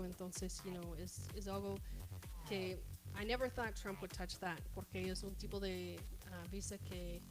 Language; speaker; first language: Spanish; non-native, fluent; English